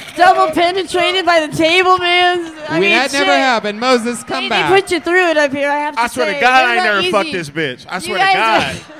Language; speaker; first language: English; native; English